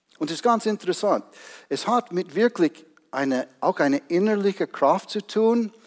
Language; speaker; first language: German; non-native, fluent; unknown